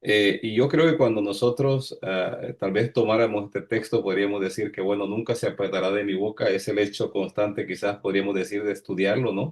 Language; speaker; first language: Spanish; native; Spanish